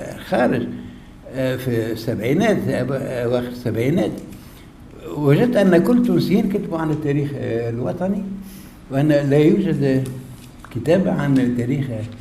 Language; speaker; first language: Arabic; native; Arabic